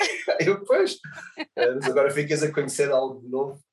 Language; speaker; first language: Portuguese; early bilingual, other home language; English